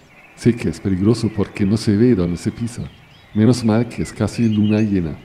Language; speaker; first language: Spanish; non-native, fluent; German